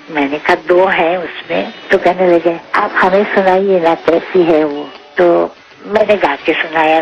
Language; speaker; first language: Hindi; non-native, local second language; Marathi